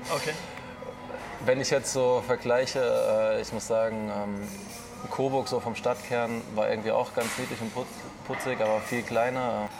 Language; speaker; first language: German; native; German